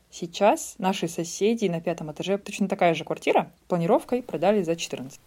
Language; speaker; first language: Russian; native; Russian